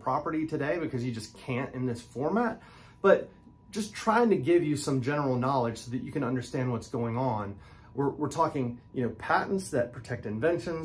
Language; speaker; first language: English; native; English